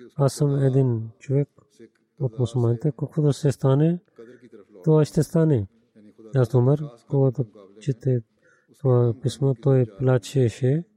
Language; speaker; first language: Bulgarian; non-native, learner; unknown